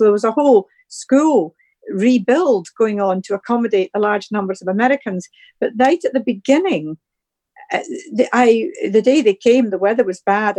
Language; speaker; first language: English; native; English